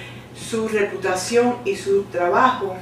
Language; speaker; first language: Spanish; early bilingual, heritage; Spanish